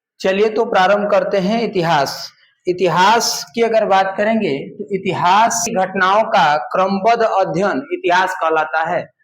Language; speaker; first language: Hindi; native; Hindi